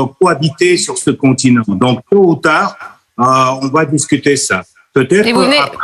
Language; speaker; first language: French; non-native, fluent; Russian